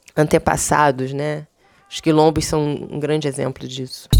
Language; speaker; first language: Portuguese; native; Portuguese